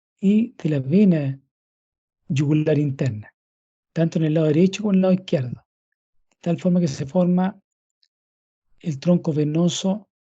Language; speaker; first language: Spanish; native; Spanish